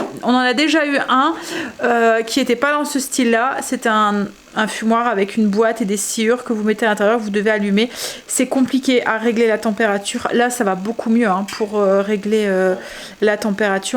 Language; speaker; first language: French; native; French